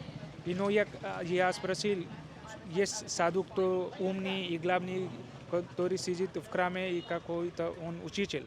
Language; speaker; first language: Russian; non-native, learner; Hindi